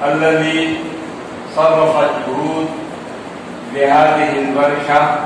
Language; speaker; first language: Arabic; non-native, learner; Urdu